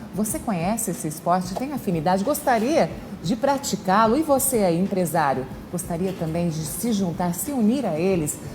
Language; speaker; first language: Portuguese; native; Portuguese